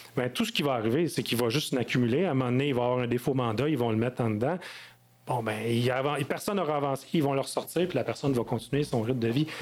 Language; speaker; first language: French; native; French